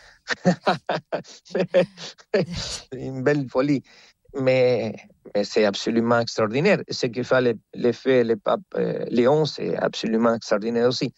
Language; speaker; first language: French; non-native, fluent; Spanish